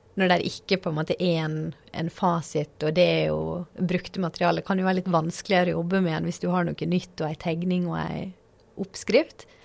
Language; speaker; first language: Norwegian; native; Norwegian